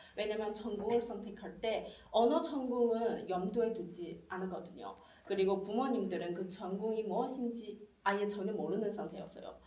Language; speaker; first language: Korean; non-native, fluent; Chinese